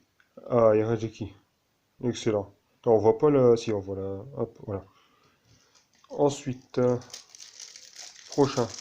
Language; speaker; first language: French; native; French